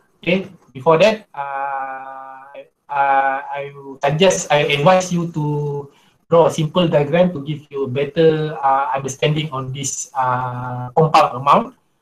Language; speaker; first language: English; non-native, local second language; Malay